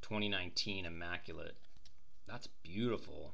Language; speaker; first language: English; native; English